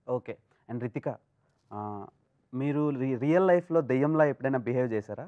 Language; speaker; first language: Telugu; native; Telugu